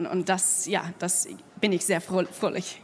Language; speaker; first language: German; non-native, learner; English